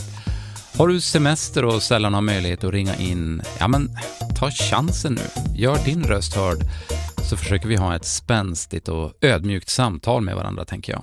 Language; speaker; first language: Swedish; native; Swedish